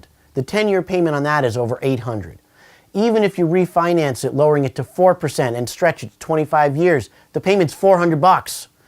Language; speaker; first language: English; native; English